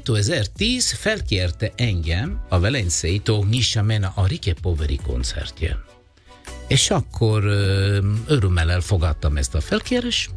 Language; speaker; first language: Hungarian; non-native, fluent; Italian